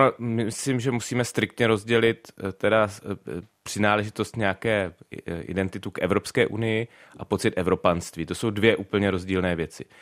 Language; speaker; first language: Czech; native; Czech